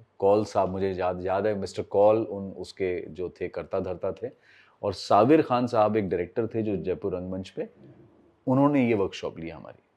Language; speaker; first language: Hindi; native; Hindi